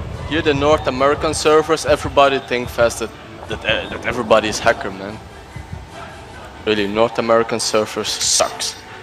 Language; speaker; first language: English; non-native, learner; Spanish